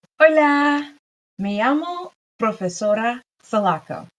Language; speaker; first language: Spanish; non-native, fluent; English